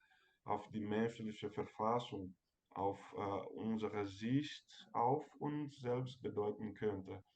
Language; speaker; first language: German; non-native, fluent; Portuguese